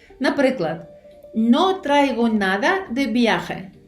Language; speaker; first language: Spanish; non-native, fluent; Ukrainian